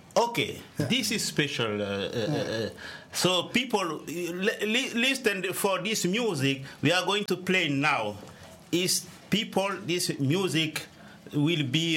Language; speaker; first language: English; non-native, learner; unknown